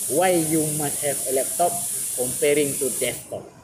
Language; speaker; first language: English; non-native, learner; Malay